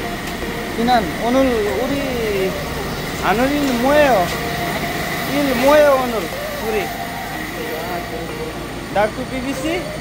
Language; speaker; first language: Korean; non-native, learner; Nepali